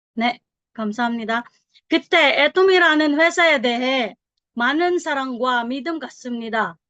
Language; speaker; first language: Korean; non-native, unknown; Filipino